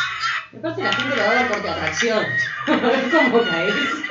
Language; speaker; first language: Spanish; native; Spanish